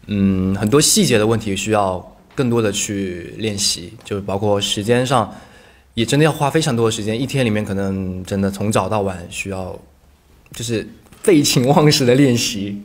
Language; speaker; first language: Chinese; native; Chinese